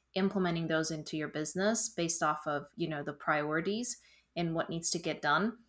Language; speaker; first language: English; non-native, fluent; German